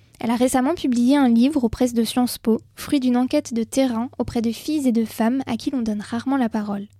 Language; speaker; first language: French; native; French